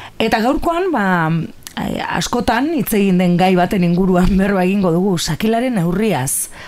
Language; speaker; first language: Basque; native; Basque